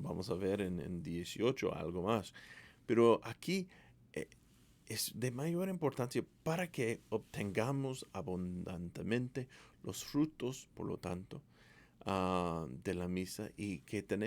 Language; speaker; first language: Spanish; non-native, fluent; English